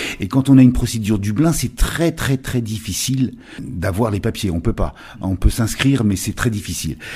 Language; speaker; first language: French; native; French